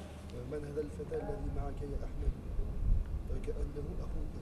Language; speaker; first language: Arabic; non-native, learner; French